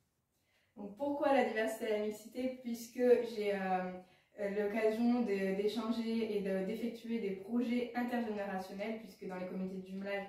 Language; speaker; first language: French; native; French